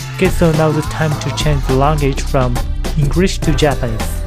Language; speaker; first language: English; non-native, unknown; Japanese